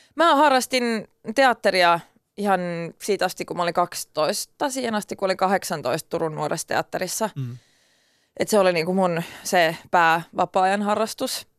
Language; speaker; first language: Finnish; non-native, local second language; Swedish